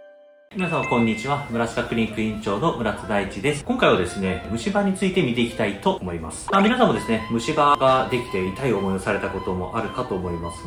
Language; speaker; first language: Japanese; native; Japanese